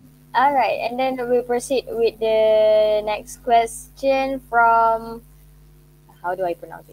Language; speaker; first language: English; non-native, local second language; Malay